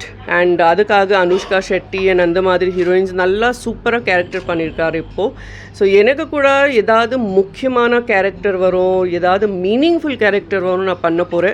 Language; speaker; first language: Tamil; non-native, local second language; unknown